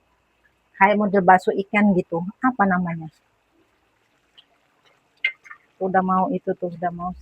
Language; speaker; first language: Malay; non-native, local second language; Indonesian